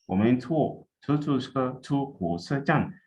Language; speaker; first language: Chinese; non-native, fluent; English